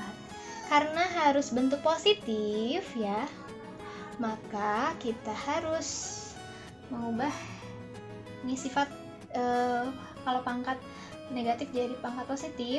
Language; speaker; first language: Indonesian; native; Indonesian